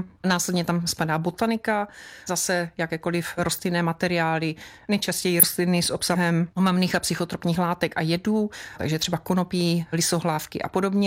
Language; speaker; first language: Czech; native; Czech